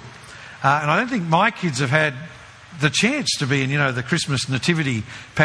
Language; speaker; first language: English; native; English